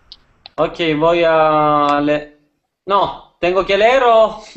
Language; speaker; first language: Spanish; non-native, learner; Italian